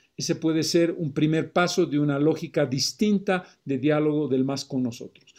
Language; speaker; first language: Spanish; native; Spanish